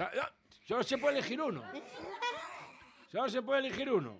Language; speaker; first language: Spanish; native; Spanish